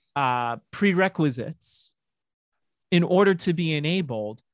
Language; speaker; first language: English; native; English